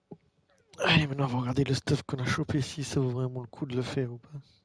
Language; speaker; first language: French; native; French